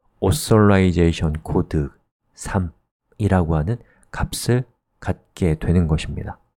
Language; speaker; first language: Korean; native; Korean